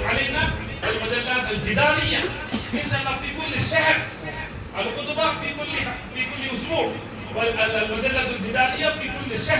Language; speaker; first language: Arabic; non-native, fluent; Urdu